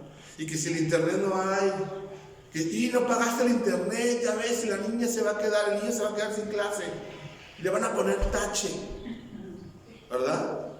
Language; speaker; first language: Spanish; native; Spanish